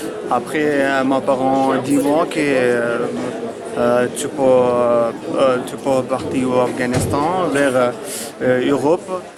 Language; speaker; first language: French; non-native, learner; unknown